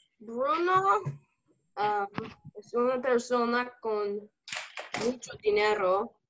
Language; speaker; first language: Spanish; non-native, learner; English